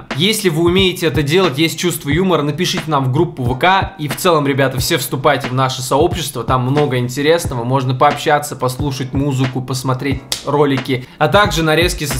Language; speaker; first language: Russian; native; Russian